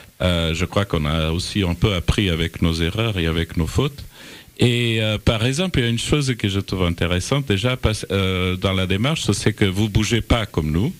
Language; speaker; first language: French; non-native, fluent; Portuguese